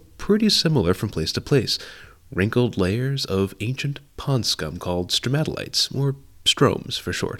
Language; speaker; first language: English; native; English